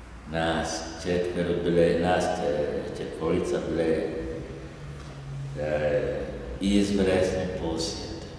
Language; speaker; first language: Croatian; non-native, learner; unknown